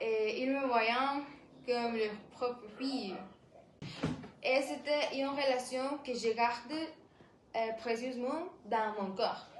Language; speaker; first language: French; non-native, learner; Spanish